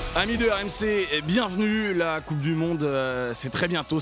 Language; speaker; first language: French; native; French